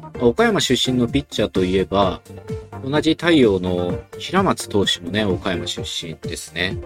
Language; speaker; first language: Japanese; native; Japanese